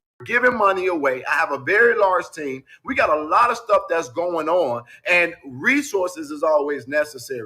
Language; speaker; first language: English; native; English